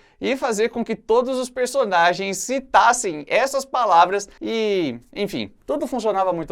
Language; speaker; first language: Portuguese; native; Portuguese